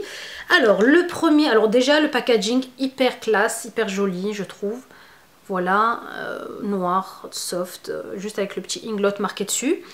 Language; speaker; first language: French; native; French